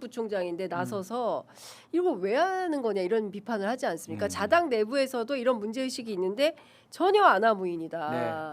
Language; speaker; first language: Korean; native; Korean